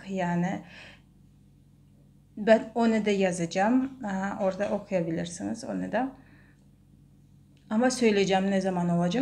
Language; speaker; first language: Turkish; non-native, learner; Russian